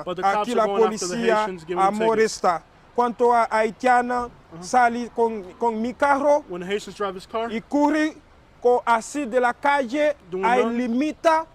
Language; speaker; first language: Spanish; non-native, learner; Haitian Creole